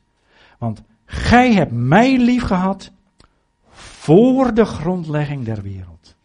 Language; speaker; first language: Dutch; native; Dutch